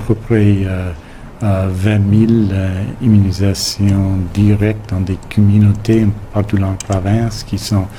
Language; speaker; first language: French; non-native, local second language; English